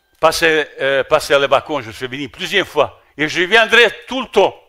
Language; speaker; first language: French; non-native, fluent; Bosnian